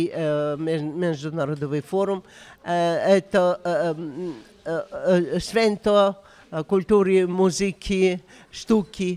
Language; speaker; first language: Polish; non-native, learner; Russian